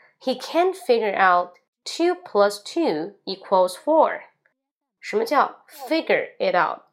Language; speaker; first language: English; non-native, fluent; Chinese